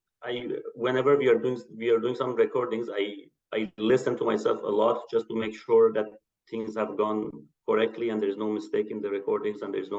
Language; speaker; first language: English; non-native, fluent; Persian